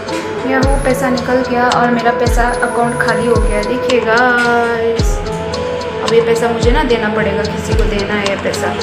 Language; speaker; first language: Hindi; non-native, local second language; Nepali